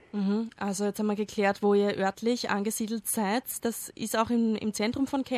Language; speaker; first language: German; native; German